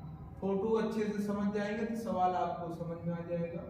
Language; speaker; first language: Hindi; native; Hindi